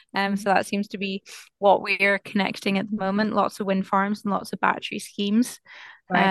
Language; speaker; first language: English; native; English